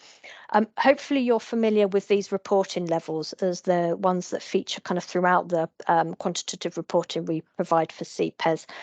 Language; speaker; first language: English; native; English